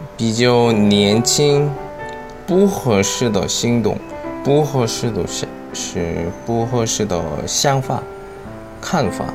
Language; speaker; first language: Chinese; non-native, fluent; Korean